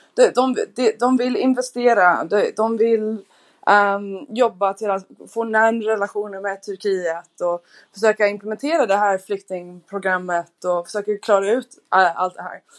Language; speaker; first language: Swedish; non-native, fluent; English